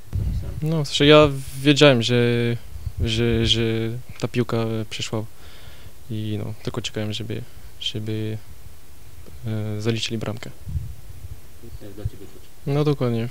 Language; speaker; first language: Polish; non-native, fluent; French